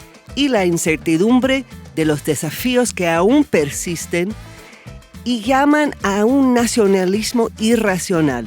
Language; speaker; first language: Spanish; non-native, fluent; English